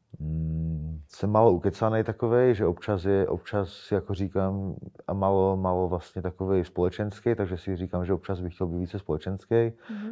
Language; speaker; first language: Czech; native; Czech